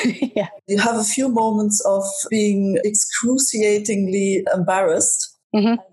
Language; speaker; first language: English; non-native, fluent; German